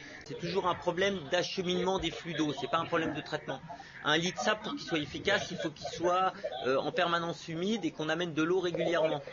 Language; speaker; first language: French; native; French